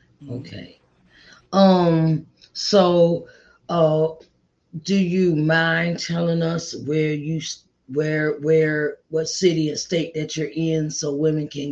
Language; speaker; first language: English; native; English